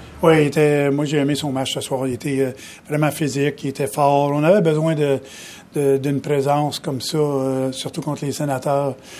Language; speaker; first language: French; native; French